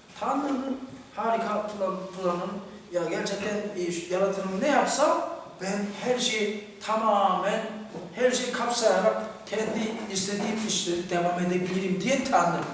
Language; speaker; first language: Turkish; non-native, fluent; Korean